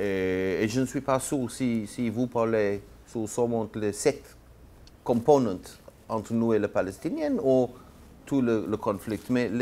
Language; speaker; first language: French; non-native, learner; Hebrew